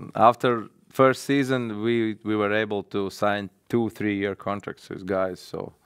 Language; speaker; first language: English; non-native, fluent; Latvian